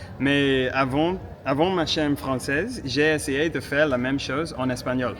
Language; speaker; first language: French; non-native, fluent; English